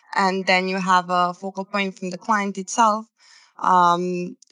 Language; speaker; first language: English; non-native, fluent; Serbian